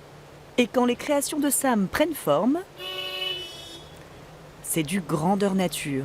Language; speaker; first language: French; native; French